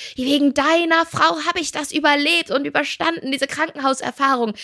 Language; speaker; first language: German; native; German